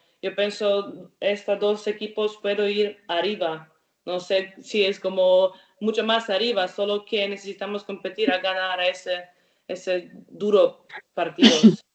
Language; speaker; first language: Spanish; non-native, learner; Croatian